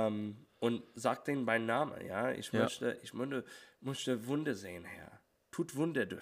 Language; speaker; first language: German; non-native, learner; English